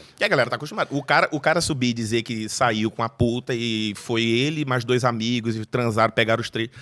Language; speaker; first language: Portuguese; native; Portuguese